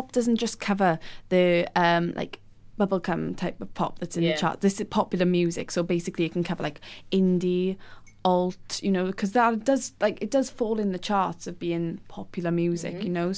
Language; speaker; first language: English; native; English